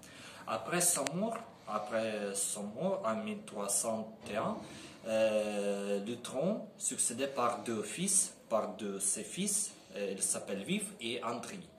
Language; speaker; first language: French; non-native, learner; Ukrainian